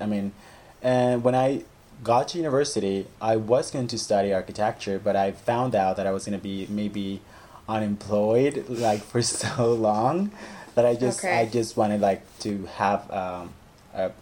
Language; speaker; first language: English; non-native, fluent; Spanish